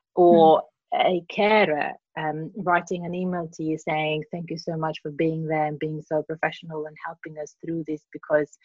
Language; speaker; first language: English; non-native, fluent; Greek